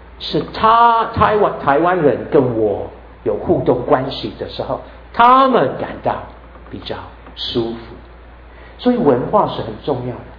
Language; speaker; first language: Chinese; non-native, fluent; English